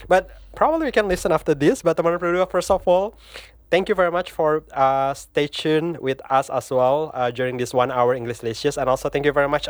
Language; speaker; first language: English; non-native, fluent; Indonesian